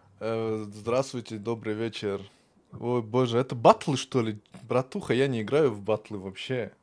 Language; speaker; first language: Russian; non-native, local second language; Tajik